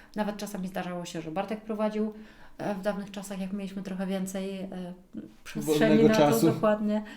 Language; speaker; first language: Polish; native; Polish